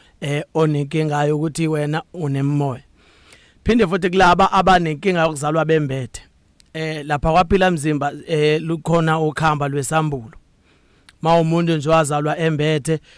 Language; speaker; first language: Zulu; native; Zulu